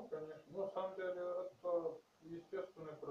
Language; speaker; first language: Russian; native; Russian